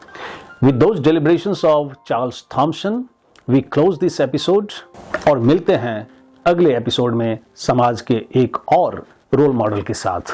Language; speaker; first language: Hindi; native; Hindi